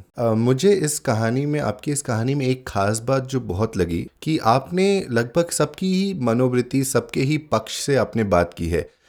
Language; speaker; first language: Hindi; native; Hindi